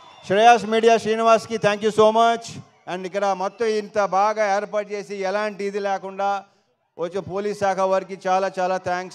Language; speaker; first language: Telugu; native; Telugu